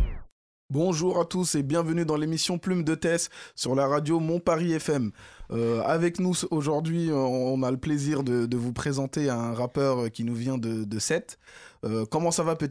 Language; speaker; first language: French; native; French